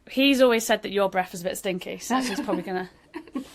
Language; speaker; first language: English; native; English